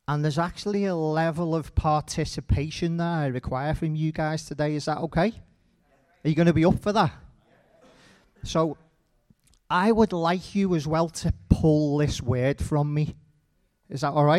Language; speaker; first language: English; native; English